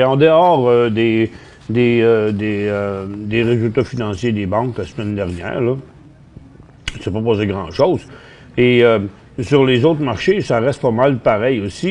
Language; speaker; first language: French; native; French